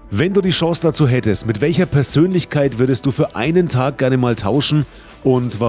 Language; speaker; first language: German; native; German